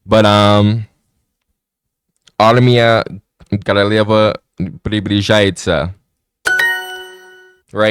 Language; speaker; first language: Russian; non-native, learner; English